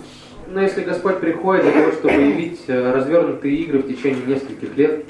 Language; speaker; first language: Russian; native; Russian